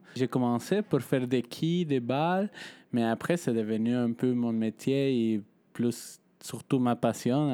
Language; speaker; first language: French; non-native, fluent; Spanish